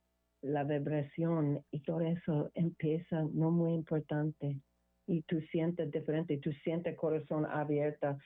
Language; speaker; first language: Spanish; non-native, learner; English